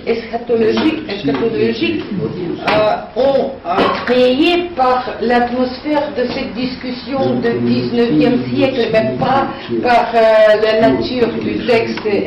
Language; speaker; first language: French; non-native, learner; Russian